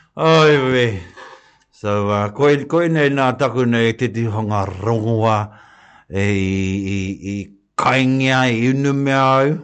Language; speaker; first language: Māori; non-native, local second language; English